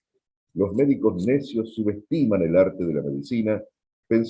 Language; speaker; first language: Spanish; native; Spanish